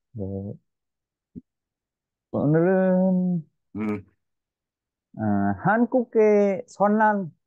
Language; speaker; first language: Korean; non-native, learner; Vietnamese